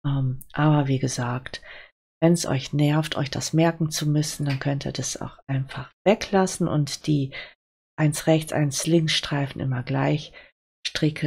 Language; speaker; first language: German; native; German